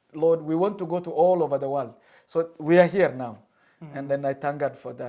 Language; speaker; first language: English; non-native, fluent; Amharic